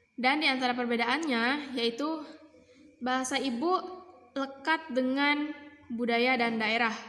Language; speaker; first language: Indonesian; non-native, local second language; Sundanese